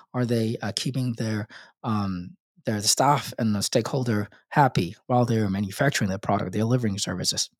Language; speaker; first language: English; non-native, local second language; Cantonese